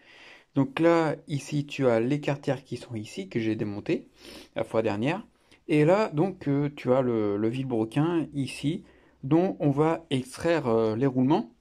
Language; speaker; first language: French; native; French